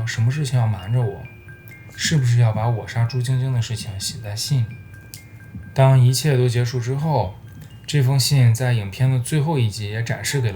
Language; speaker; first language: Chinese; native; Chinese